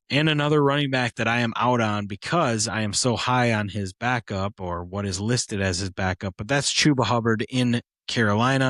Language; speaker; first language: English; native; English